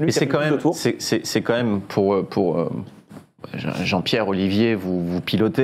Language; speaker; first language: French; native; French